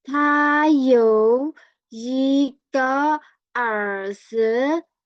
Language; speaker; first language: Chinese; non-native, learner; Burmese